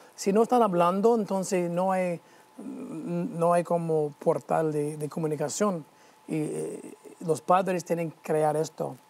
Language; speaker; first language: Spanish; non-native, fluent; English